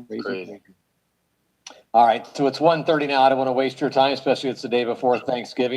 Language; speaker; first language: English; native; English